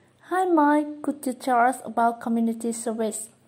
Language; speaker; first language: English; non-native, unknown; Vietnamese